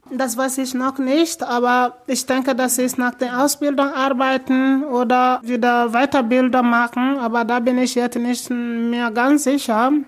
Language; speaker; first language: German; non-native, learner; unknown